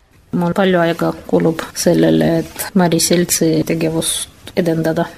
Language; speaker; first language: Estonian; non-native, fluent; Russian